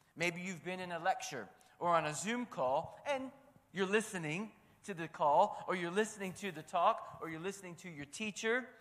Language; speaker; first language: English; native; English